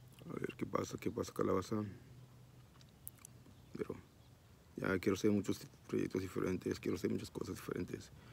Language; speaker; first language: Spanish; early bilingual, heritage; Spanish